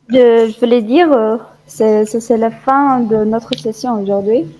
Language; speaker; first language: French; non-native, fluent; Arabic